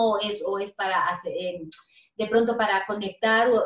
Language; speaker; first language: Spanish; native; Spanish